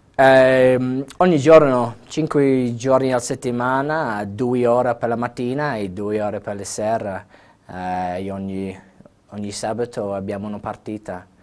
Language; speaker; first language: Italian; non-native, learner; English